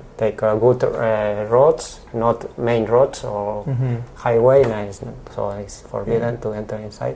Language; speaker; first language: English; non-native, learner; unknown